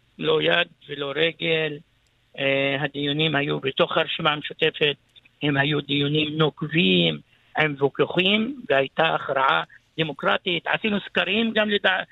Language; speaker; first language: Hebrew; non-native, local second language; Arabic